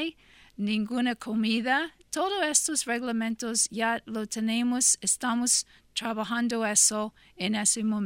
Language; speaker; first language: Spanish; non-native, fluent; English